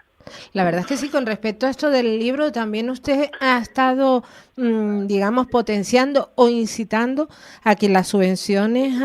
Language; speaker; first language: Spanish; native; Spanish